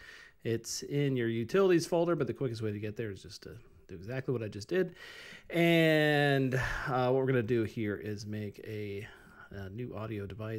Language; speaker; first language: English; native; English